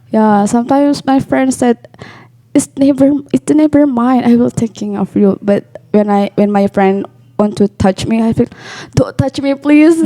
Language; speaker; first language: English; non-native, learner; Indonesian